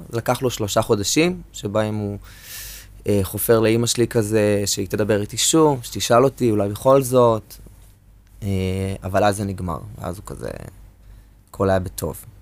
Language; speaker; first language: Hebrew; native; Hebrew